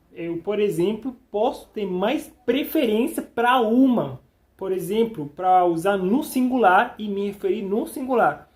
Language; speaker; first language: Portuguese; non-native, fluent; Spanish